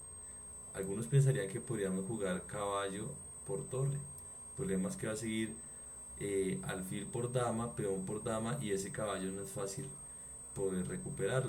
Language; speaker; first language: Spanish; native; Spanish